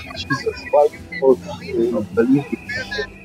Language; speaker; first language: English; non-native, learner; Polish